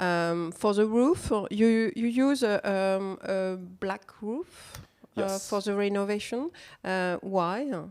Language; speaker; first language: English; non-native, learner; French